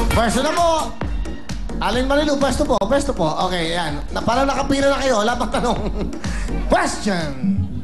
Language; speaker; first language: Filipino; native; Filipino